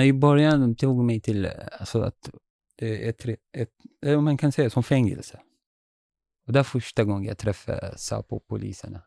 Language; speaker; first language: Swedish; non-native, learner; Arabic